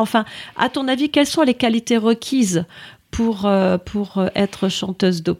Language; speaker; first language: French; native; French